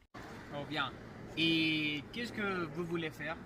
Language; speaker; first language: French; non-native, learner; Spanish